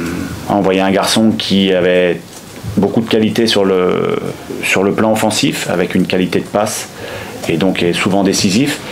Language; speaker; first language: French; native; French